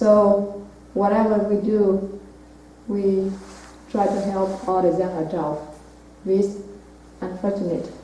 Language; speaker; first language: English; non-native, learner; Vietnamese